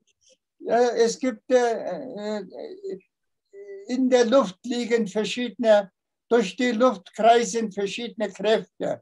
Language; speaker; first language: German; non-native, fluent; Tuvinian